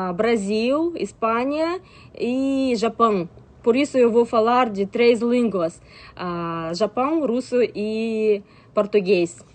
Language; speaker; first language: Portuguese; non-native, learner; Russian